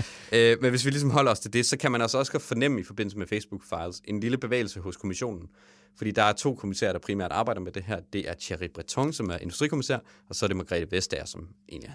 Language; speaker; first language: Danish; native; Danish